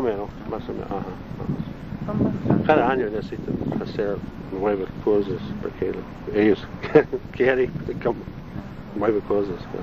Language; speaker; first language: Spanish; non-native, learner; Italian